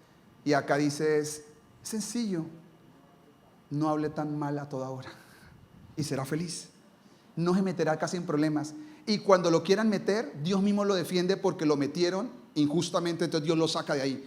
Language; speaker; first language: Spanish; native; Spanish